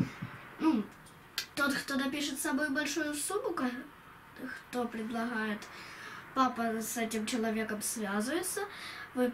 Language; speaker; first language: Russian; native; Russian